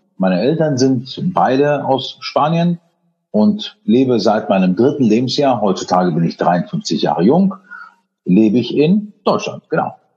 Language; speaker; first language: German; early bilingual, other home language; Spanish